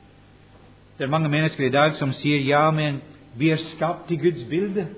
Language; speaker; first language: Norwegian; non-native, fluent; English